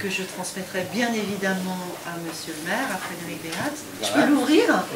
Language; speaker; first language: French; native; French